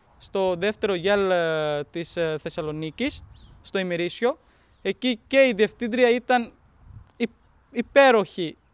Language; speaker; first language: Greek; non-native, fluent; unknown